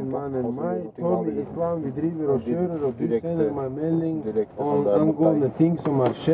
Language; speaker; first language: Norwegian; non-native, learner; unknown